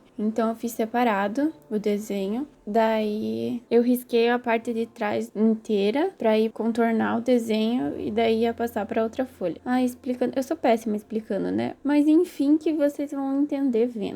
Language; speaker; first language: Portuguese; native; Portuguese